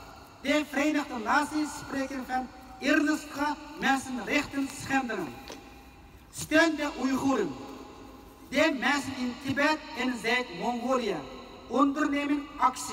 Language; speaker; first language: Dutch; non-native, fluent; Uyghur